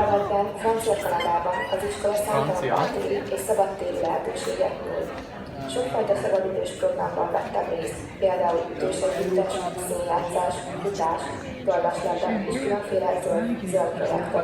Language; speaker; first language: Hungarian; non-native, learner; French